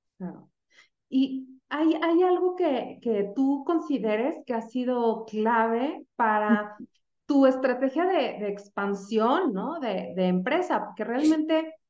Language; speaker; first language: Spanish; native; Spanish